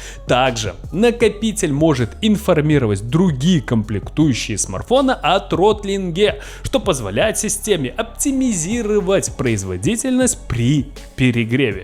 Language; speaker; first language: Russian; native; Russian